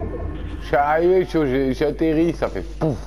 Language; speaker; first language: French; native; French